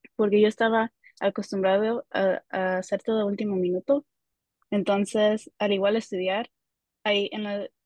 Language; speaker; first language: Spanish; early bilingual, heritage; Spanish